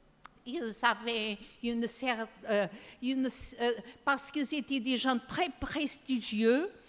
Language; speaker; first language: French; non-native, fluent; Portuguese